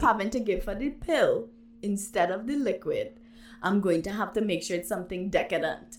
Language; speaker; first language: English; native; English